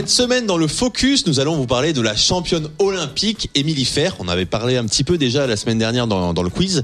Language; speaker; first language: French; native; French